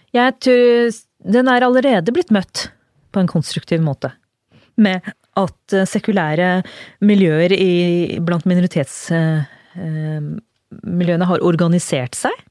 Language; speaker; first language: Norwegian; early bilingual, other home language; Urdu